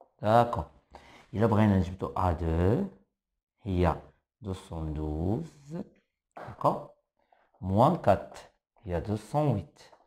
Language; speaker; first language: French; non-native, local second language; Arabic